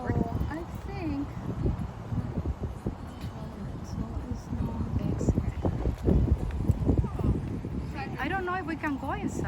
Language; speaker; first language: English; non-native, fluent; Spanish